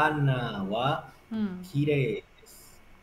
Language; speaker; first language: Japanese; non-native, learner; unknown